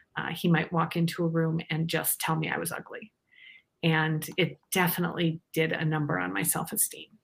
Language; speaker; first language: English; native; English